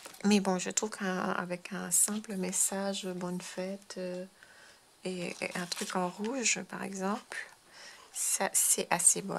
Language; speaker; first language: French; non-native, fluent; Spanish